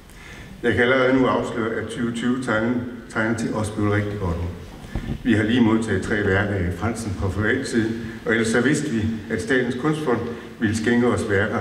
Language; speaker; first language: Danish; native; Danish